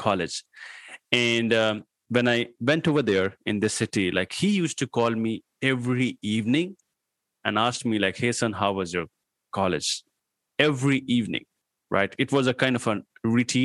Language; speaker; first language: English; non-native, local second language; Hindi